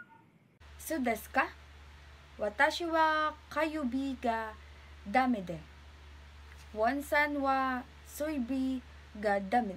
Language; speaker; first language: Japanese; non-native, learner; Filipino